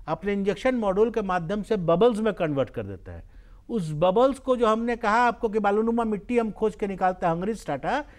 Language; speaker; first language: Hindi; native; Hindi